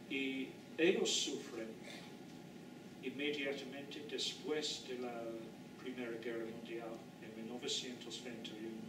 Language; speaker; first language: Spanish; non-native, fluent; English